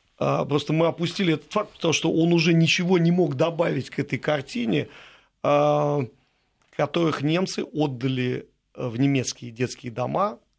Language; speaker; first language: Russian; native; Russian